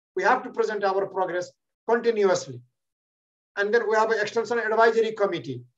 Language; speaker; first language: English; non-native, local second language; Nepali